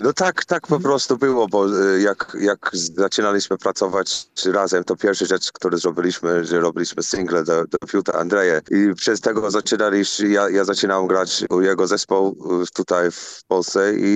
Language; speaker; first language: Polish; non-native, learner; English